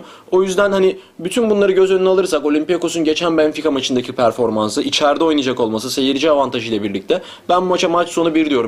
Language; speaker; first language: Turkish; native; Turkish